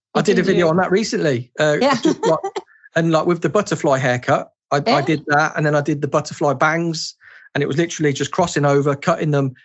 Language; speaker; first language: English; native; English